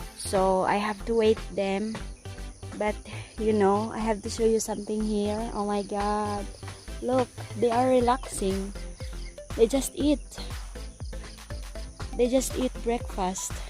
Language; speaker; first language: English; non-native, local second language; Filipino